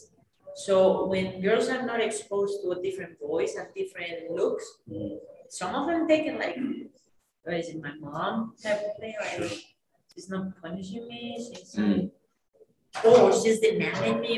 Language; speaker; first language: English; non-native, fluent; Spanish